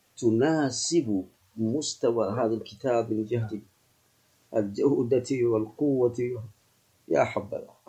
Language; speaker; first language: Arabic; non-native, fluent; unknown